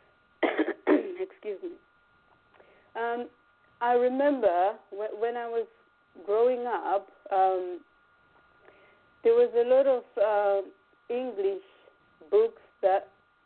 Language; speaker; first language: English; non-native, local second language; Shona